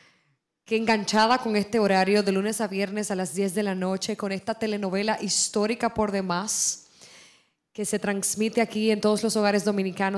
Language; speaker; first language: Spanish; native; Spanish